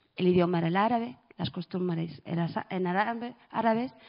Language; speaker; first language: Spanish; early bilingual, other home language; Arabic